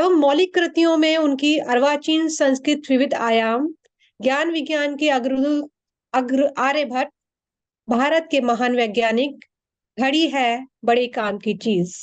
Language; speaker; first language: Hindi; non-native, local second language; Morisyen